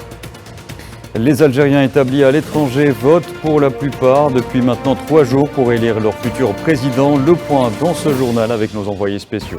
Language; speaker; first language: French; non-native, local second language; Arabic